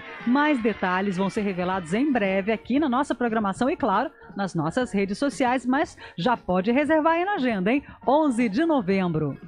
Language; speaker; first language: Portuguese; native; Portuguese